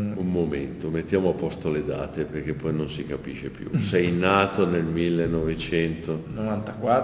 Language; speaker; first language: Italian; native; Italian